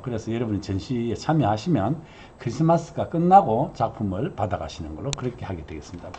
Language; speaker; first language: Korean; native; Korean